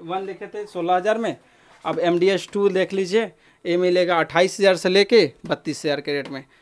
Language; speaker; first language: Hindi; native; Hindi